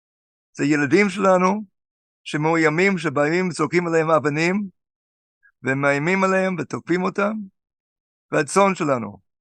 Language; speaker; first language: Hebrew; non-native, fluent; English